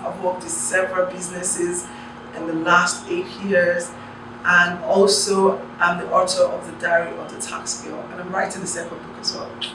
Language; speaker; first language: English; non-native, local second language; Yoruba